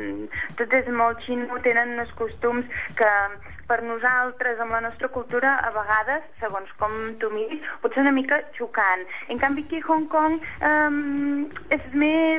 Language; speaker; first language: Catalan; native; Catalan